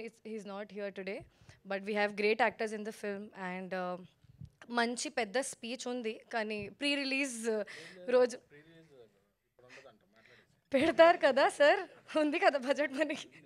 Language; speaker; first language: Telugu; non-native, learner; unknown